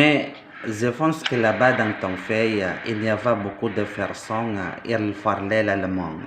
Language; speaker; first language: French; non-native, learner; Indonesian